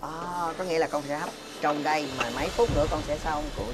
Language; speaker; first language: Vietnamese; native; Vietnamese